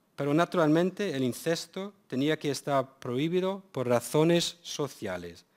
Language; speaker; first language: Spanish; non-native, fluent; English